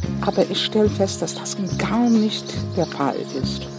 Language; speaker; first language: German; non-native, fluent; English